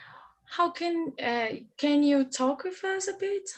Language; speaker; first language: English; non-native, learner; Portuguese